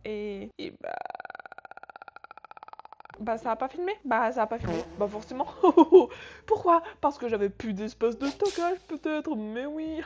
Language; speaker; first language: French; native; French